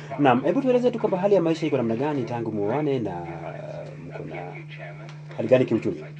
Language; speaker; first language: Swahili; non-native, local second language; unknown